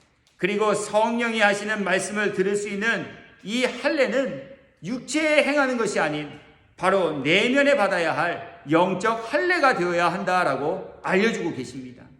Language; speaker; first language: Korean; native; Korean